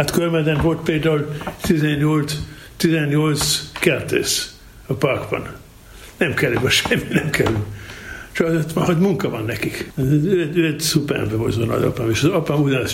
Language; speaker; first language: Hungarian; non-native, learner; German